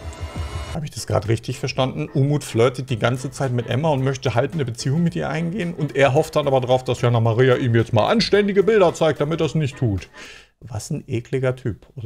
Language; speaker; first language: German; native; German